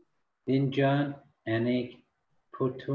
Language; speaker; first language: Indonesian; non-native, learner; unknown